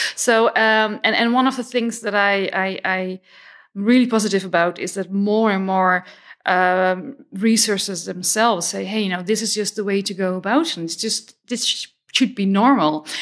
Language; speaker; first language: English; non-native, fluent; Dutch